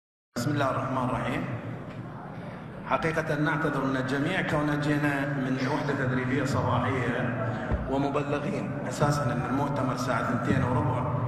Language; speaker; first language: Arabic; native; Arabic